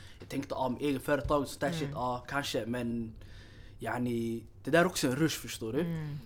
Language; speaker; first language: Swedish; early bilingual, other home language; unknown